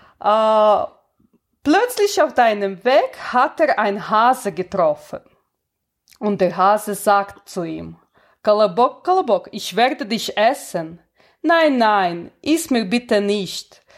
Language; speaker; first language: German; non-native, learner; Russian